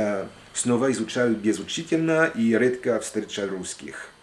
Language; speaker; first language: Russian; non-native, fluent; French